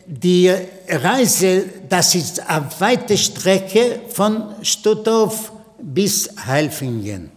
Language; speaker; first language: German; non-native, fluent; Yiddish